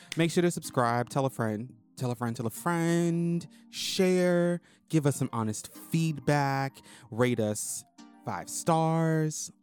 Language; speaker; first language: English; native; English